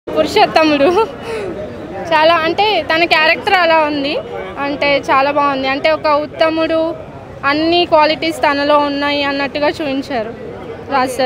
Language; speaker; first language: Telugu; native; Telugu